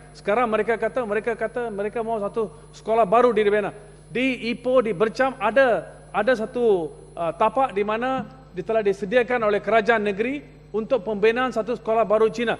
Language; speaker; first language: Malay; non-native, local second language; Tamil